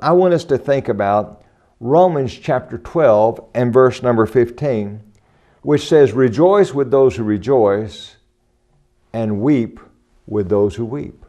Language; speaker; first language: English; native; English